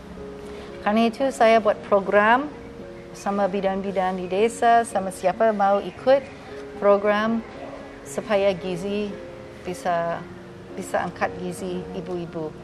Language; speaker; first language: Indonesian; non-native, fluent; English